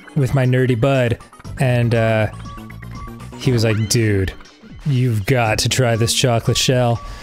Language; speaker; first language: English; native; English